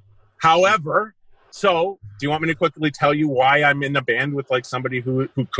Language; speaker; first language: English; native; English